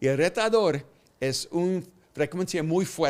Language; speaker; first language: Spanish; early bilingual, heritage; Spanish